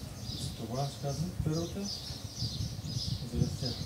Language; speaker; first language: Bulgarian; non-native, learner; Russian